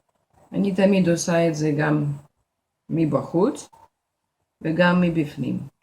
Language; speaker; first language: Hebrew; non-native, fluent; Russian